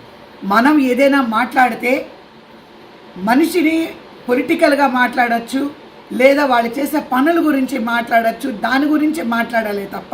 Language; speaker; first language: Telugu; native; Telugu